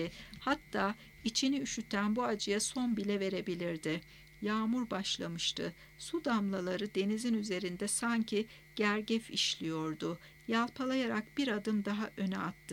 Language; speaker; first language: Turkish; native; Turkish